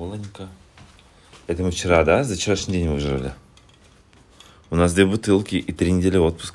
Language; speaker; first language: Russian; native; Russian